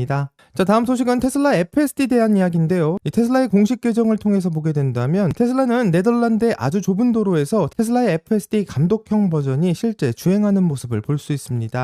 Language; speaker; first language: Korean; native; Korean